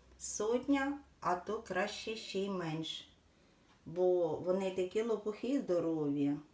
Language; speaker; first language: Ukrainian; non-native, local second language; Russian